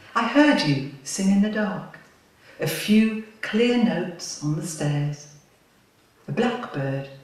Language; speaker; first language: English; native; English